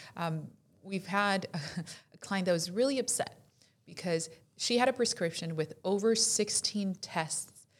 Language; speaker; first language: English; non-native, fluent; Spanish